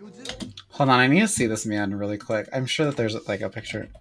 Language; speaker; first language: English; native; English